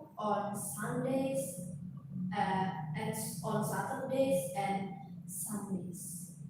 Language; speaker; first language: English; non-native, learner; Indonesian